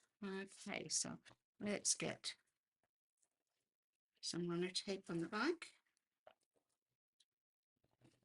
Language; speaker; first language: English; native; English